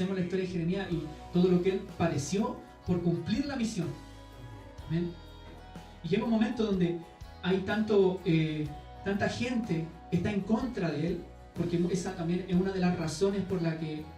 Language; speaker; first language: Spanish; native; Spanish